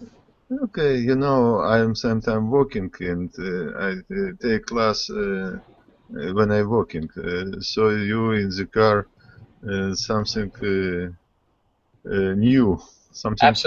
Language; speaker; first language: English; non-native, learner; Russian